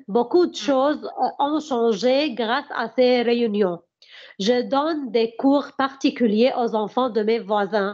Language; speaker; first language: French; non-native, learner; Arabic